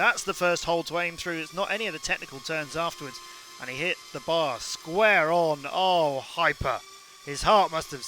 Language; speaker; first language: English; native; English